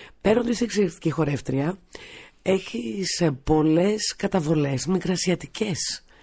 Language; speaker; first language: Greek; native; Greek